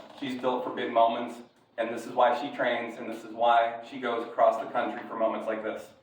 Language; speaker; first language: English; native; English